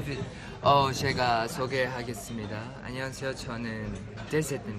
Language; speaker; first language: Korean; non-native, fluent; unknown